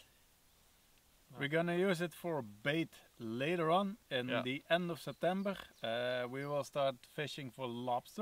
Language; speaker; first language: English; non-native, fluent; Swedish